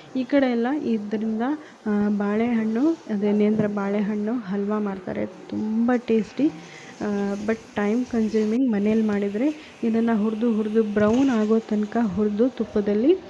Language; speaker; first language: Kannada; native; Kannada